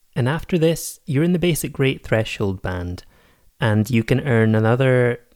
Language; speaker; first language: English; native; English